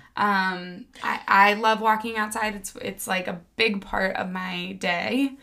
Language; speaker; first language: English; native; English